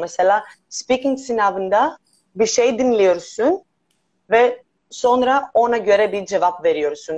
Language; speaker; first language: Turkish; non-native, learner; Greek